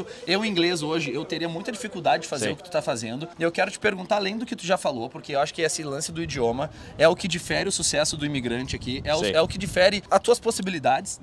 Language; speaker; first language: Portuguese; native; Portuguese